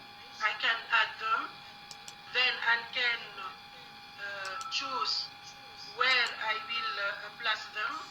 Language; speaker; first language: English; non-native, learner; Arabic